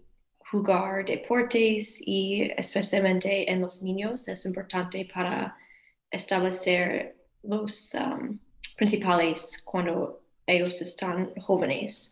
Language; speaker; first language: Spanish; non-native, learner; English